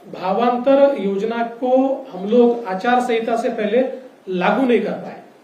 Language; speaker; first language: Hindi; native; Hindi